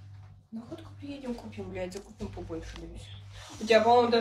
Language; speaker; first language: Russian; native; Russian